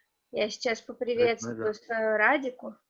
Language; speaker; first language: Russian; native; Russian